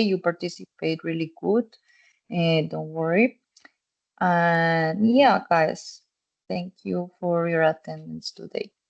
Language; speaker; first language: English; non-native, fluent; Spanish